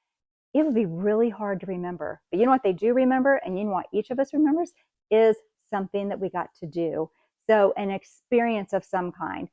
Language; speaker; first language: English; native; English